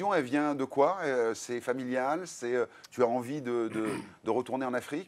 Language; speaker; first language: French; native; French